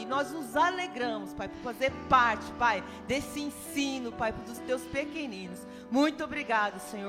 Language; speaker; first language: Portuguese; native; Portuguese